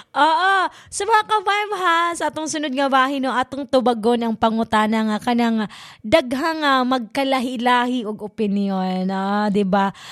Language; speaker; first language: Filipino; non-native, local second language; Cebuano